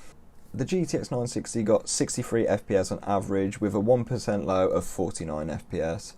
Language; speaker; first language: English; native; English